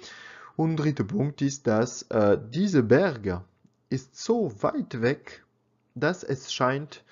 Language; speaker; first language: German; non-native, learner; French